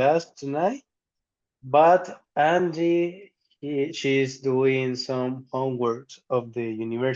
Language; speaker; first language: English; non-native, learner; Spanish